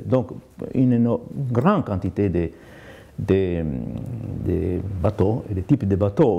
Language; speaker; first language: French; non-native, fluent; Italian